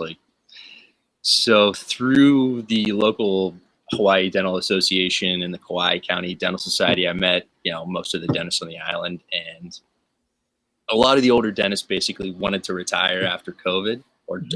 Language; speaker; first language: English; native; English